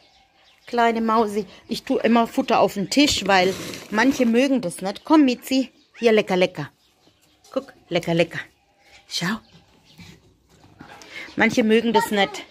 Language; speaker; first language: German; native; German